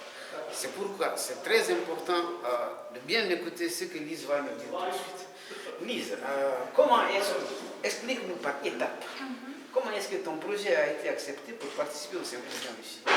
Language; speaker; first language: French; non-native, fluent; Russian